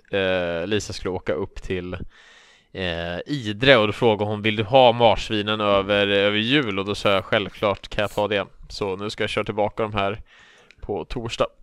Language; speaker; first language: Swedish; native; Swedish